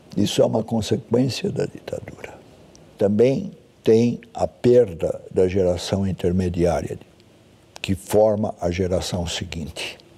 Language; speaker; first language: Portuguese; early bilingual, other home language; German